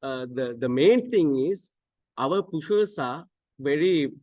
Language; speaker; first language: English; non-native, local second language; Sinhala